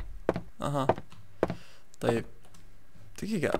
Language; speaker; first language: Arabic; native; Arabic